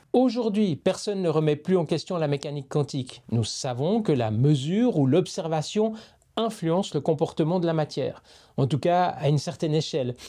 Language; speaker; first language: French; native; French